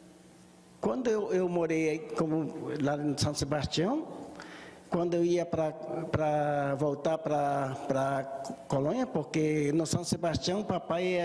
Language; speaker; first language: Portuguese; early bilingual, other home language; Japanese